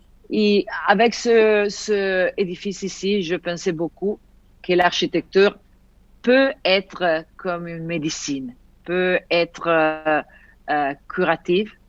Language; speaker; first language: French; non-native, fluent; Italian